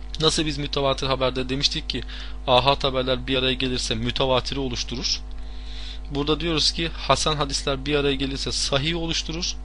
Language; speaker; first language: Turkish; non-native, fluent; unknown